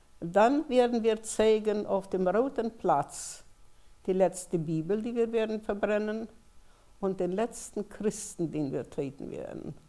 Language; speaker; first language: German; early bilingual, heritage; German